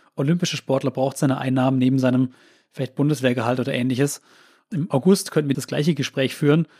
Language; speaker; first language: German; native; German